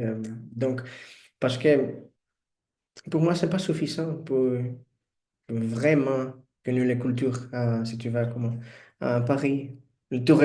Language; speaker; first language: French; non-native, learner; Portuguese